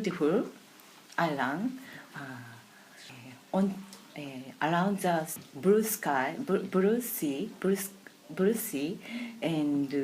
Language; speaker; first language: English; non-native, learner; Japanese